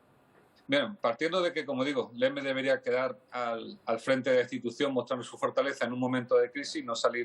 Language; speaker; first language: Spanish; native; Spanish